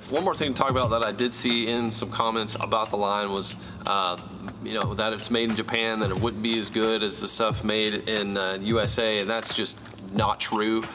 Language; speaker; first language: English; native; English